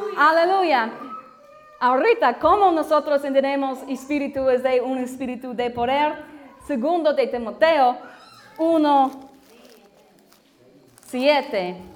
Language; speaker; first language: Spanish; non-native, learner; English